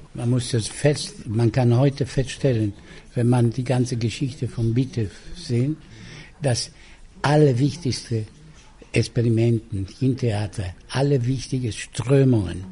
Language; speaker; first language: German; non-native, fluent; Italian